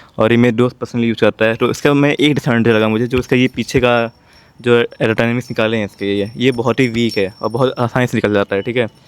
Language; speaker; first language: Hindi; native; Hindi